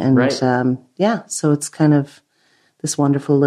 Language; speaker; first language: English; native; English